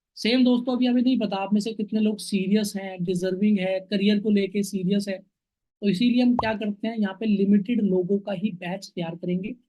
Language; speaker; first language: Hindi; native; Hindi